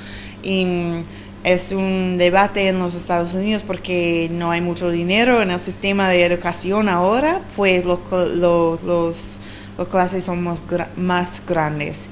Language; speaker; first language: Spanish; non-native, learner; English